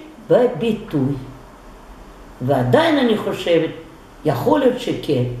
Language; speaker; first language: Hebrew; non-native, fluent; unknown